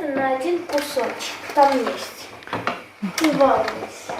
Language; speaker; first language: Russian; non-native, learner; Armenian